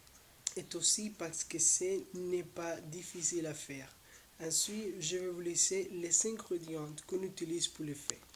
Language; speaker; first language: French; non-native, learner; Spanish